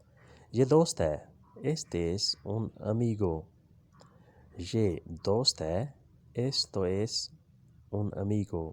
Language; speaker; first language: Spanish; non-native, learner; Urdu